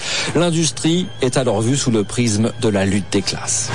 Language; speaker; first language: French; native; French